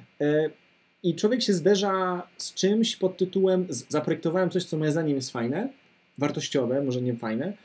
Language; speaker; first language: Polish; native; Polish